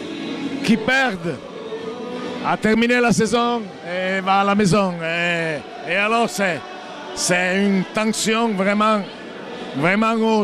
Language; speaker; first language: French; non-native, fluent; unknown